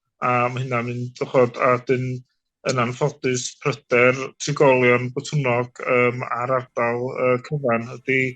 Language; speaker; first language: Welsh; native; Welsh